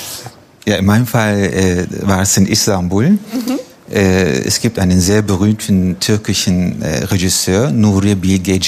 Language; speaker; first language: German; non-native, fluent; Turkish